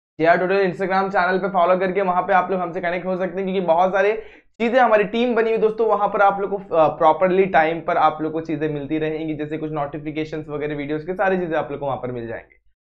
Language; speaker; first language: Hindi; native; Hindi